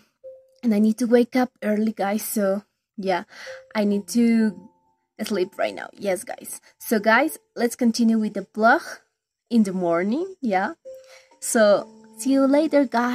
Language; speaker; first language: English; non-native, learner; Spanish